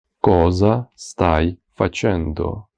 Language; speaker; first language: Italian; non-native, learner; Ukrainian